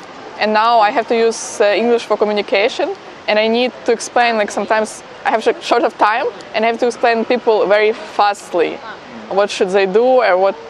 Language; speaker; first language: English; non-native, fluent; Ukrainian